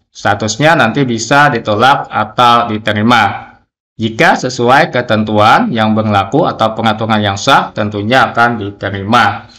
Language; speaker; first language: Indonesian; native; Indonesian